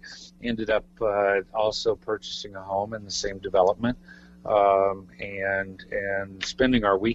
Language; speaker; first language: English; native; English